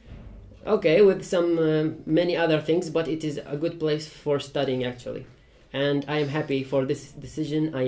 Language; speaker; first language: English; non-native, fluent; Persian